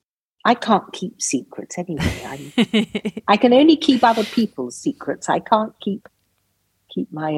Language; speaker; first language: English; native; English